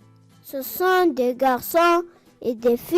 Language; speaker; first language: French; non-native, learner; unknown